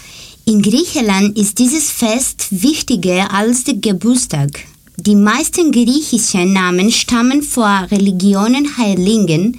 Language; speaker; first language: German; non-native, learner; Greek